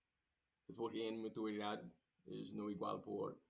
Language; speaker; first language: Spanish; non-native, learner; English